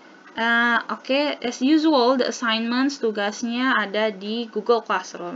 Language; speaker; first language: English; non-native, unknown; Indonesian